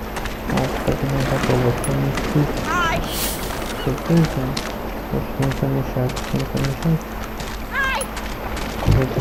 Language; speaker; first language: Russian; native; Russian